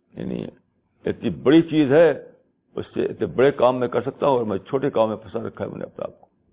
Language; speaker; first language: Urdu; native; Urdu